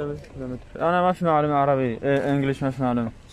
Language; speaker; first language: Arabic; non-native, learner; Tajik